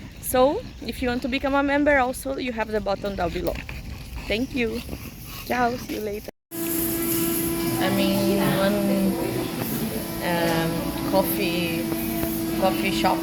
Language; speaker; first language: English; non-native, learner; Portuguese